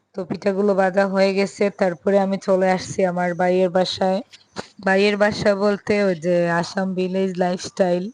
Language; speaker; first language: Bangla; native; Bangla